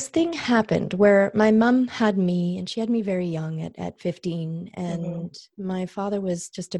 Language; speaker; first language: English; native; English